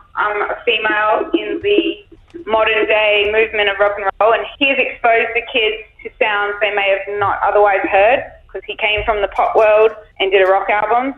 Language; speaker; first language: English; native; English